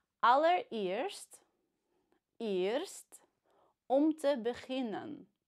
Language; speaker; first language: Dutch; non-native, fluent; Russian